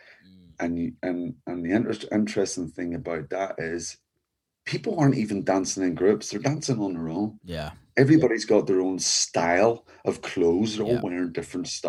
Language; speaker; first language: English; native; English